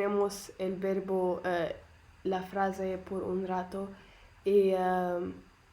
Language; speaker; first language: Spanish; non-native, learner; Arabic